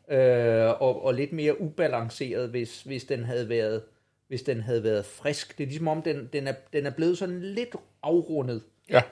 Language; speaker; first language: Danish; native; Danish